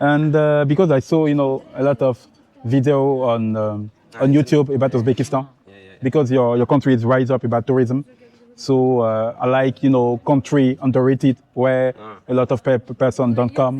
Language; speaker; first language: English; non-native, learner; French